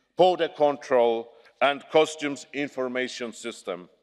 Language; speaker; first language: English; non-native, fluent; Estonian